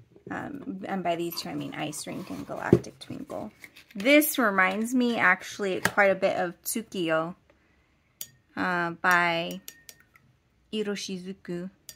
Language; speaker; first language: English; native; English